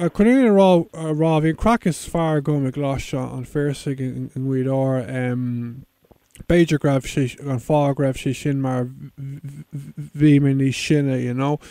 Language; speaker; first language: Irish; non-native, local second language; English